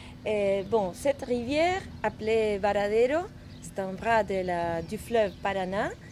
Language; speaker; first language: French; non-native, fluent; Spanish